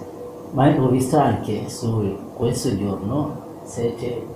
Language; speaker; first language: Italian; non-native, learner; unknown